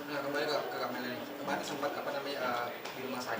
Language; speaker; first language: Indonesian; native; Indonesian